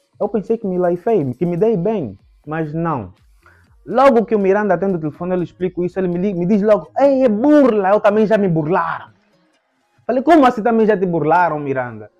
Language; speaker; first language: Portuguese; native; Portuguese